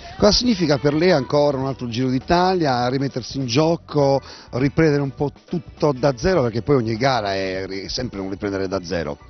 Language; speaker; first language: Italian; native; Italian